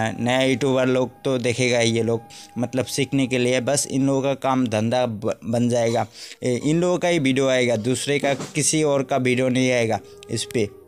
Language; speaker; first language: Hindi; non-native, local second language; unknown